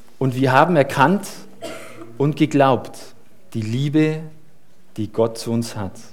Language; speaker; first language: German; early bilingual, other home language; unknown